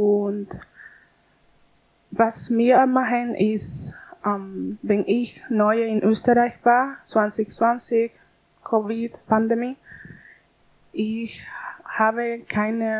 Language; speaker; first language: German; non-native, learner; Spanish